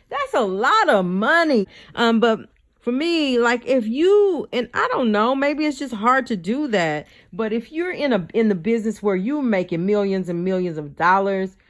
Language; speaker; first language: English; native; English